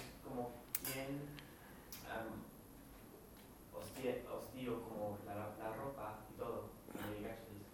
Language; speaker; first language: Spanish; non-native, fluent; English